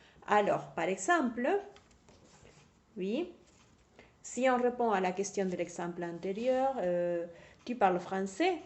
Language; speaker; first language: French; non-native, fluent; Spanish